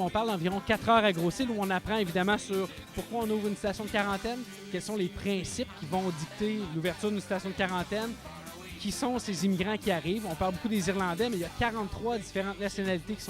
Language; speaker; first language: French; native; French